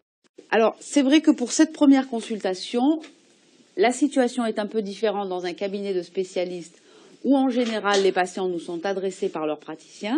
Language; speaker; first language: French; native; French